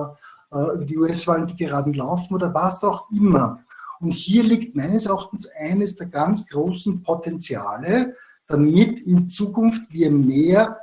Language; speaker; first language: German; native; German